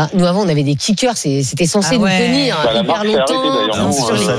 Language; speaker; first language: French; native; French